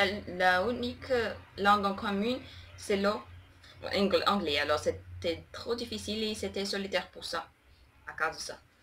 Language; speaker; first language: French; non-native, learner; Portuguese